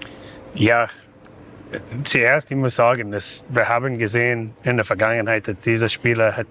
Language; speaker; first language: German; non-native, learner; English